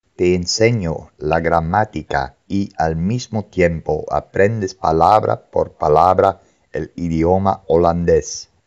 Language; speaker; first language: Spanish; non-native, fluent; Dutch